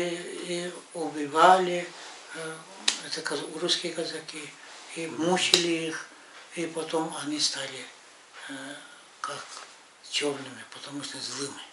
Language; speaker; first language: Russian; non-native, local second language; Yakut